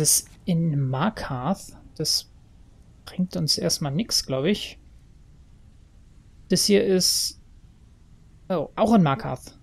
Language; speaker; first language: German; native; German